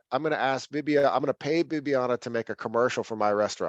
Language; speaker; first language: English; native; English